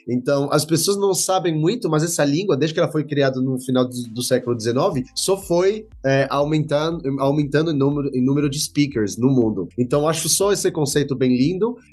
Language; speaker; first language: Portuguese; non-native, fluent; French